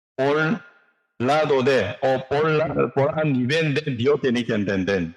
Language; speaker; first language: Spanish; non-native, learner; Korean